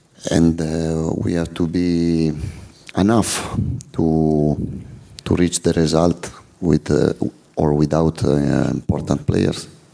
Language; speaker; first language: English; non-native, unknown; Italian